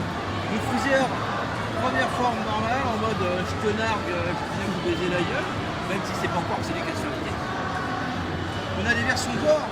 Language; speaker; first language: French; native; French